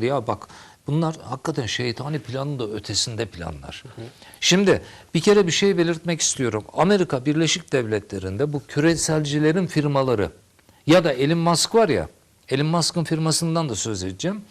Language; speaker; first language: Turkish; native; Turkish